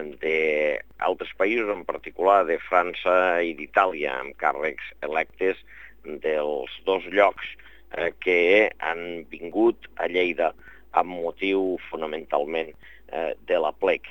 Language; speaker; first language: Catalan; native; Catalan